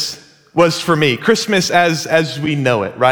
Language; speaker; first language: English; native; English